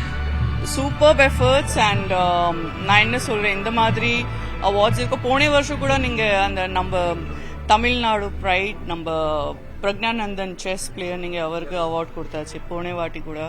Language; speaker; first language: Tamil; non-native, fluent; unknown